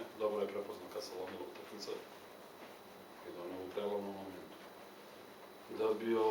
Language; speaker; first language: Serbian; native; Serbian